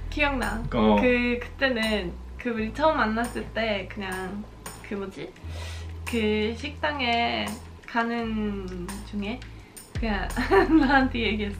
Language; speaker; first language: Korean; non-native, fluent; Swedish